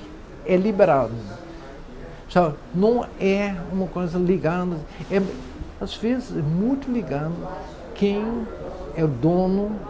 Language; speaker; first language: Portuguese; non-native, fluent; Dutch